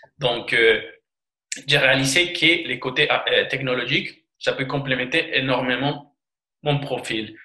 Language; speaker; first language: French; non-native, fluent; Spanish